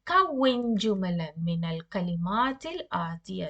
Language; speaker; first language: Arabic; non-native, fluent; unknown